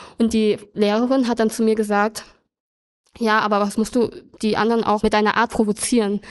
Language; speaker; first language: German; early bilingual, other home language; Vietnamese